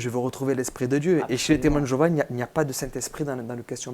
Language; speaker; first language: French; native; French